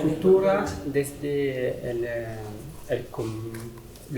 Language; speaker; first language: Spanish; non-native, learner; French